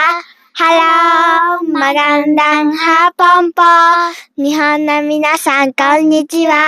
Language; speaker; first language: Japanese; early bilingual, heritage; Japanese